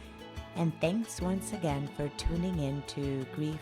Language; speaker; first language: English; native; English